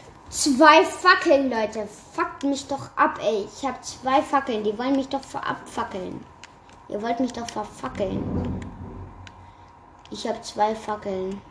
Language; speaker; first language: German; native; German